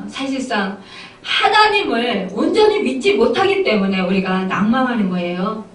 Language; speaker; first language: Korean; native; Korean